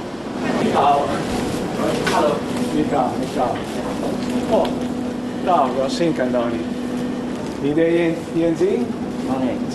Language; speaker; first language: Chinese; non-native, learner; Italian